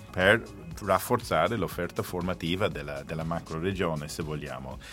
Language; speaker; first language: Italian; non-native, fluent; English